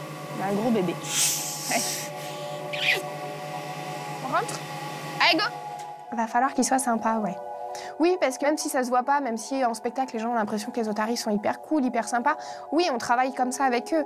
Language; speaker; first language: French; native; French